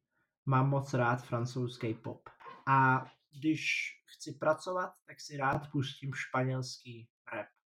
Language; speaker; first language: Czech; non-native, fluent; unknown